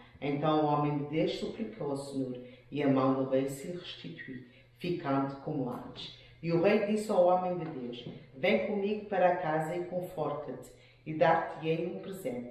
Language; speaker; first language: Portuguese; native; Portuguese